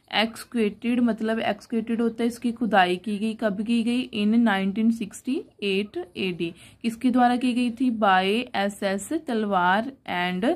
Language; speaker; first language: Hindi; non-native, local second language; Punjabi